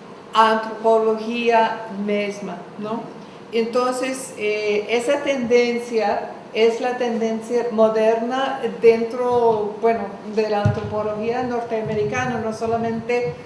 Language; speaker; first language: Spanish; non-native, fluent; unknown